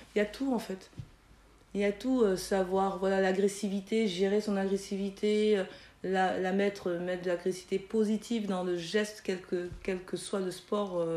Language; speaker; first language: French; native; French